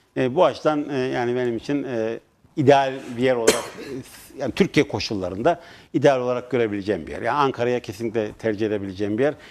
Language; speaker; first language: Turkish; native; Turkish